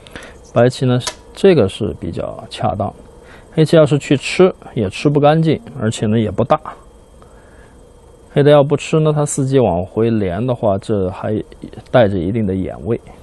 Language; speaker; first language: Chinese; native; Chinese